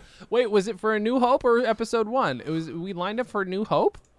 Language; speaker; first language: English; native; English